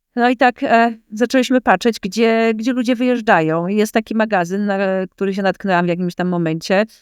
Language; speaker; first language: Polish; native; Polish